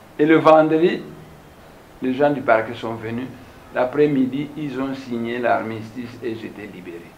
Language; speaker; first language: French; non-native, local second language; Kongo